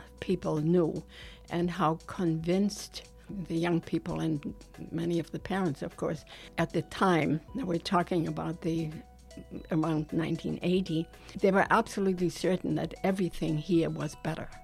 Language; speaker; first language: English; non-native, fluent; German